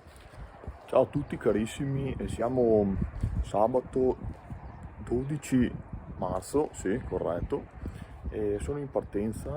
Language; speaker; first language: Italian; native; Italian